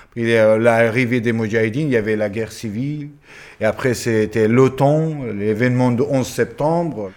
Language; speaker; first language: French; non-native, fluent; Pashto